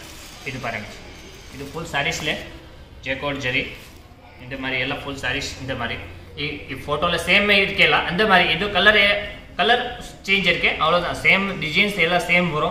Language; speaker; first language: Tamil; non-native, learner; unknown